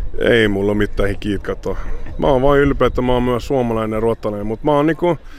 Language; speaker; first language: Finnish; early bilingual, heritage; Swedish